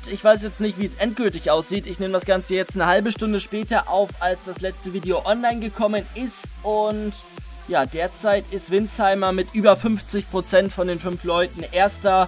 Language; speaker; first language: German; native; German